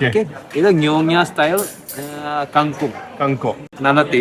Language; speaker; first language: Malayalam; early bilingual, heritage; Malayalam